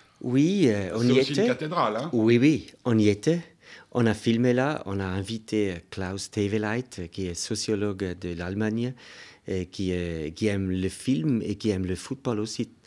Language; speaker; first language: French; non-native, local second language; German